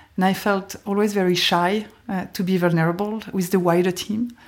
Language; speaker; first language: English; non-native, fluent; French